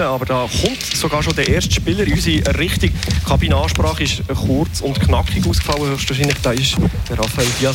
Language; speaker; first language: German; native; German